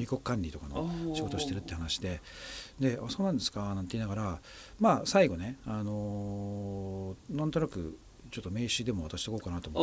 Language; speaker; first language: Japanese; native; Japanese